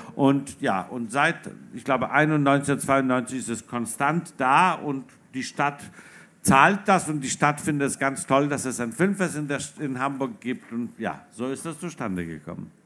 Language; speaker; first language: German; non-native, fluent; Polish